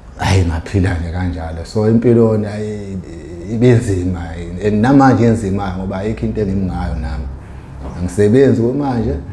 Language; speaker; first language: Zulu; native; Zulu